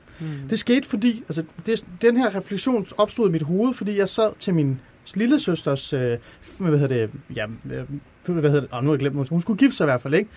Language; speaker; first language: Danish; early bilingual, other home language; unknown